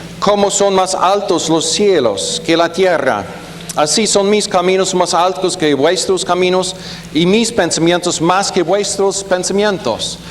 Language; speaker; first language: Spanish; non-native, fluent; German